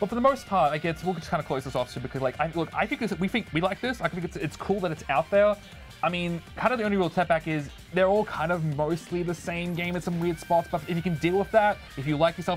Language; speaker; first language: English; native; English